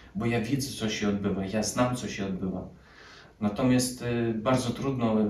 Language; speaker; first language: Polish; early bilingual, other home language; Ukrainian